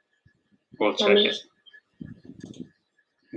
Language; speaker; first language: English; non-native, fluent; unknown